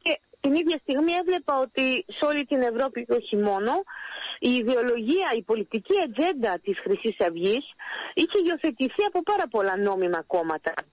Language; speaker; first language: Greek; early bilingual, heritage; Greek